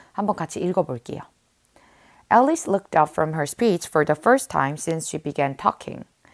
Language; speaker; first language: English; non-native, fluent; Korean